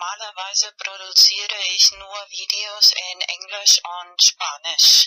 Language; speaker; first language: German; non-native, fluent; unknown